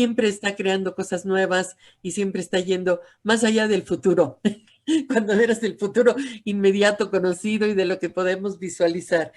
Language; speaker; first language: Spanish; native; Spanish